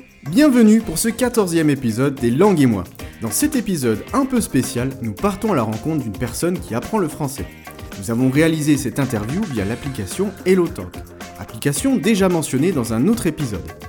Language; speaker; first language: French; native; French